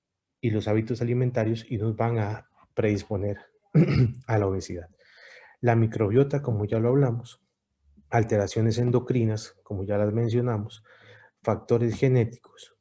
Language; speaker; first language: Spanish; native; Spanish